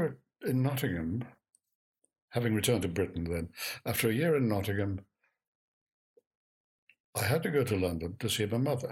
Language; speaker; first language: English; native; English